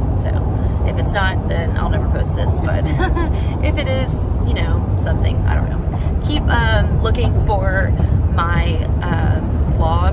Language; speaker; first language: English; native; English